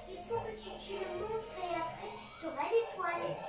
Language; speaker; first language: French; native; French